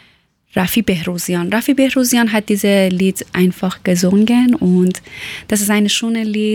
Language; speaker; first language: German; non-native, learner; Persian